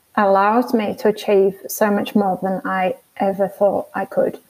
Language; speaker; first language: English; native; English